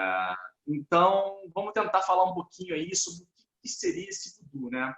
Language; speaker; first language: Portuguese; native; Portuguese